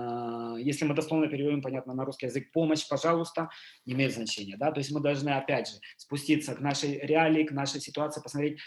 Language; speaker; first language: Russian; native; Russian